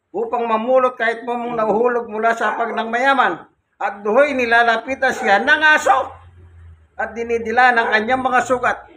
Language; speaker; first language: Filipino; non-native, local second language; Pampanga